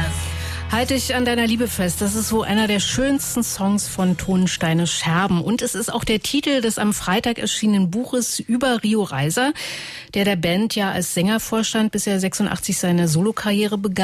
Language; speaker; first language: German; native; German